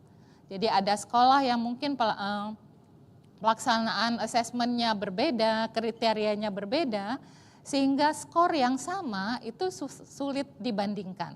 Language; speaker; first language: Indonesian; native; Indonesian